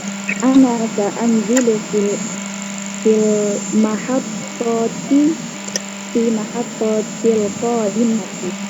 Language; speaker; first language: Arabic; non-native, learner; Indonesian